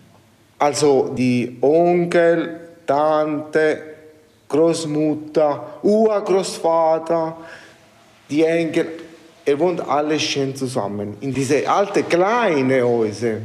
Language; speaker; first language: German; non-native, learner; Italian